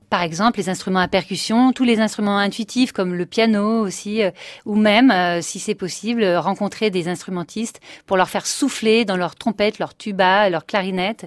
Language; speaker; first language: French; native; French